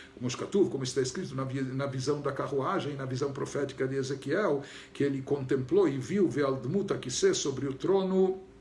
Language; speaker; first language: Portuguese; native; Portuguese